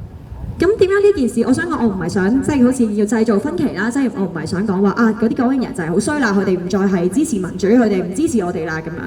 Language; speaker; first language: Cantonese; native; Cantonese